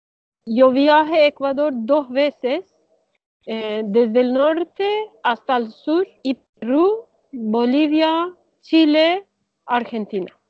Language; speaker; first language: Spanish; non-native, learner; Turkish